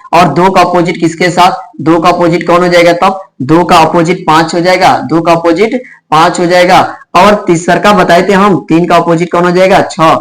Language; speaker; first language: Hindi; native; Hindi